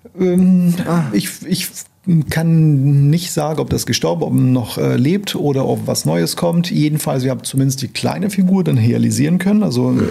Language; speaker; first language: German; non-native, fluent; Portuguese